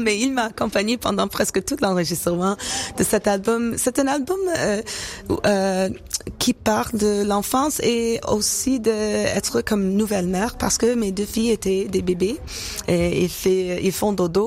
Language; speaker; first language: French; non-native, local second language; English